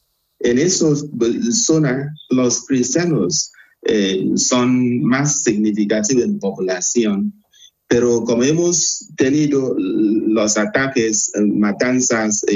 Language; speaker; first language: Spanish; non-native, fluent; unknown